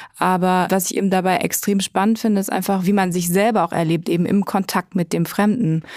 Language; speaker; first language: German; native; German